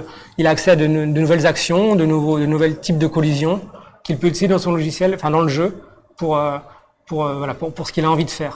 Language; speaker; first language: French; native; French